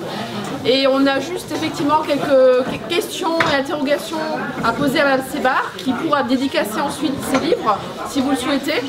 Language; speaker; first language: French; native; French